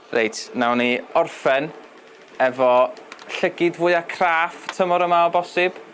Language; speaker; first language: Welsh; native; Welsh